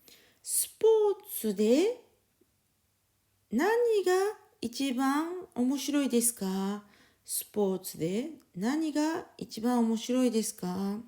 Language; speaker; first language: Japanese; non-native, fluent; French